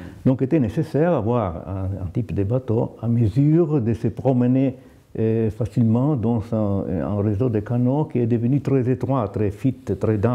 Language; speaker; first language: French; non-native, fluent; Italian